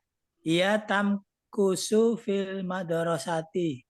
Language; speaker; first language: Arabic; non-native, learner; Indonesian